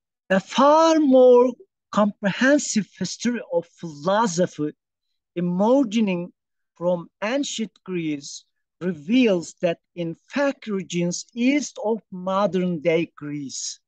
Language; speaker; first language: English; non-native, fluent; Turkish